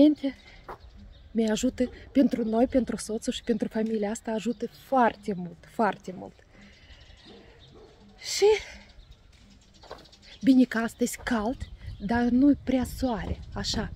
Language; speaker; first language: Romanian; non-native, learner; Russian